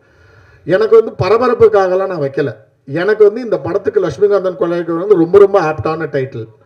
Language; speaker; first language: Tamil; native; Tamil